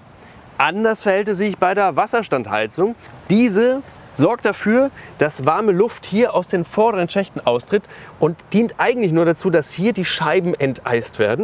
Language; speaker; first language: German; native; German